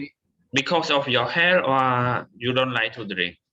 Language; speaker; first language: English; non-native, learner; Khmer